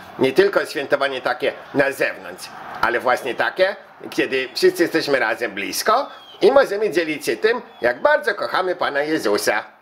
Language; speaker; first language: Polish; early bilingual, heritage; Polish